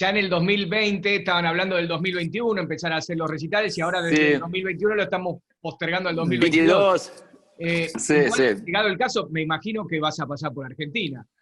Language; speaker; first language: Spanish; native; Spanish